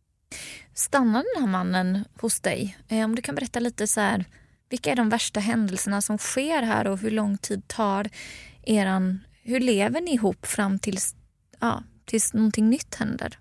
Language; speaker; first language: Swedish; native; Swedish